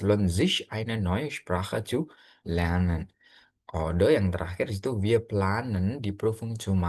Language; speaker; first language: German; non-native, fluent; Indonesian